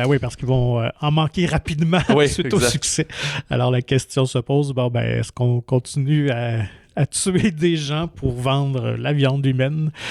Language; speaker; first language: French; native; French